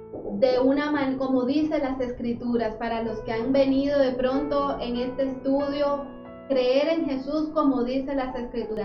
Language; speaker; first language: Spanish; native; Spanish